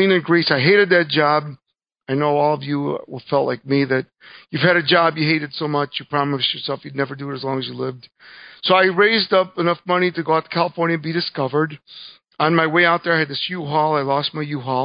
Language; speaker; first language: English; early bilingual, other home language; Spanish